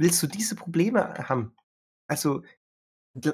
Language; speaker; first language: German; native; German